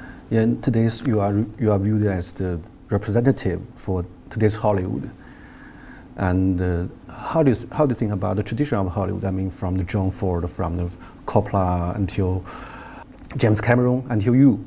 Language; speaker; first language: English; non-native, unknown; Chinese